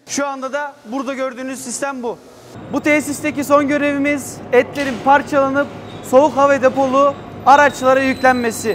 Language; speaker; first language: Turkish; native; Turkish